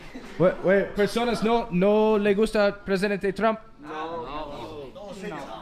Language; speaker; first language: Spanish; non-native, learner; English